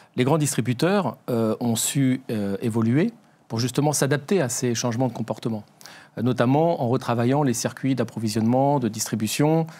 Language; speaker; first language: French; native; French